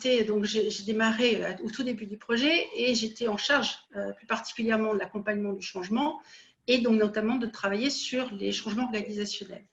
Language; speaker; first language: French; native; French